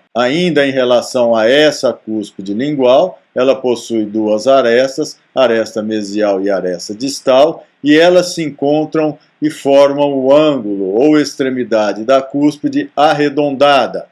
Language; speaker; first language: Portuguese; native; Portuguese